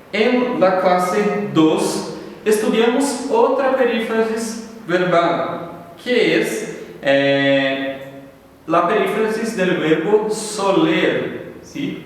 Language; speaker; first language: Spanish; non-native, fluent; Portuguese